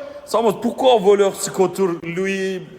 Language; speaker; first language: French; non-native, learner; Turkish